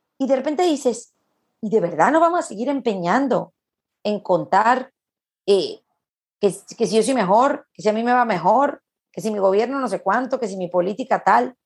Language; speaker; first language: Spanish; native; Spanish